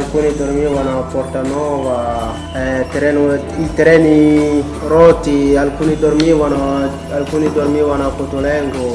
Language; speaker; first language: Italian; non-native, learner; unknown